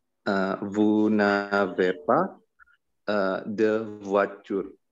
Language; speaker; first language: French; non-native, learner; Indonesian